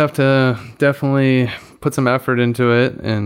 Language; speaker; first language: English; native; English